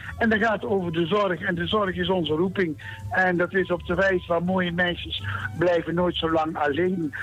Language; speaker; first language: Dutch; native; Dutch